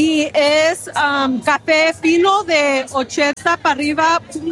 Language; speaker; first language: Spanish; early bilingual, heritage; Spanish